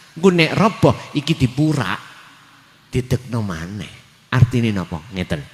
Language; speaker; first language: Indonesian; non-native, local second language; Javanese